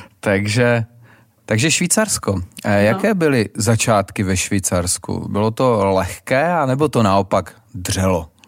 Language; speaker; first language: Czech; native; Czech